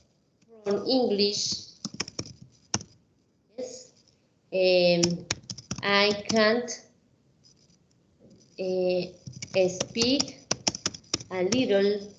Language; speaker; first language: English; non-native, fluent; Spanish